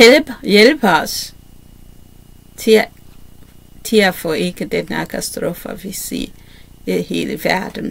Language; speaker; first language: Danish; non-native, learner; Kinyarwanda